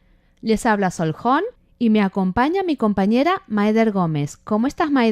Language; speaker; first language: Spanish; non-native, fluent; Chinese